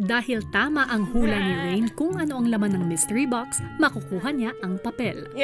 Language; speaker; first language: Filipino; native; Filipino